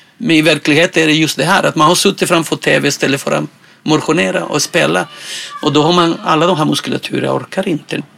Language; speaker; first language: Swedish; non-native, fluent; Spanish